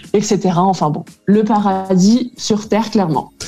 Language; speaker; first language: French; native; French